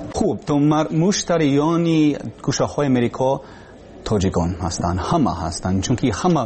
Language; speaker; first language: Persian; non-native, learner; English